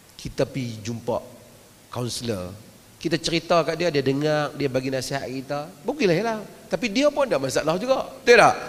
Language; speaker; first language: Malay; native; Malay